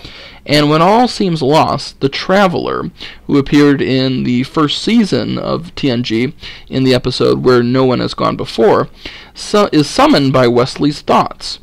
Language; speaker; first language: English; native; English